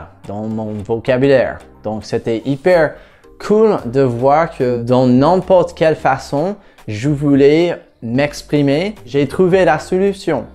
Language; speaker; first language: French; non-native, fluent; English